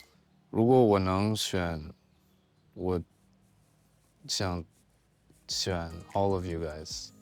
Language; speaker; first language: Chinese; non-native, learner; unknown